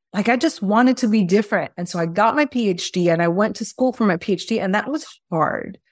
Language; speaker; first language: English; early bilingual, other home language; Spanish